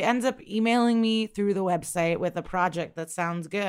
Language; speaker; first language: English; early bilingual, other home language; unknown